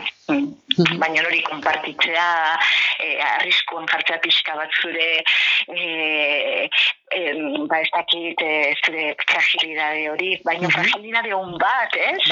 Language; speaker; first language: Basque; native; Basque